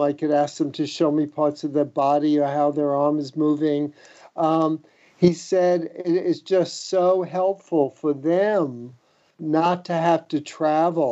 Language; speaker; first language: English; native; English